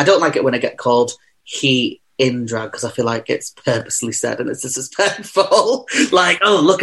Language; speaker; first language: English; native; English